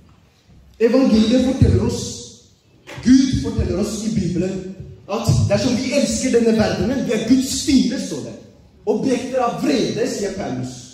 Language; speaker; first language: Norwegian; early bilingual, other home language; Oromo